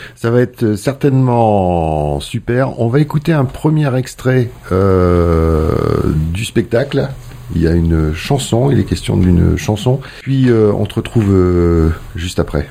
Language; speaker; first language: French; native; French